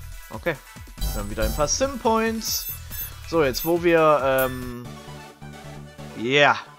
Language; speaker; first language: German; native; German